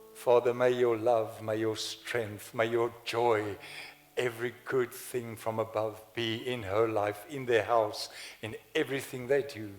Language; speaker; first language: English; non-native, local second language; Afrikaans